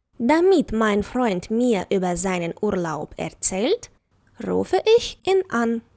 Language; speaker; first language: German; non-native, fluent; Ukrainian